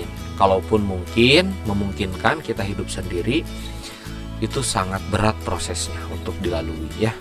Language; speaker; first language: Indonesian; native; Indonesian